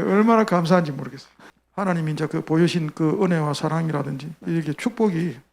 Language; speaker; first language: Korean; native; Korean